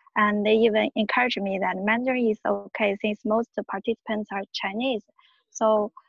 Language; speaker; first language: English; non-native, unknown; Chinese